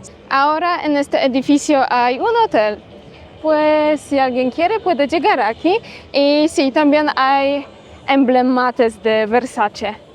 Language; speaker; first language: Spanish; non-native, fluent; Polish